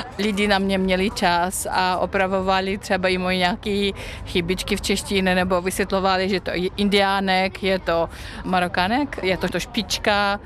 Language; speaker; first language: Czech; non-native, fluent; Russian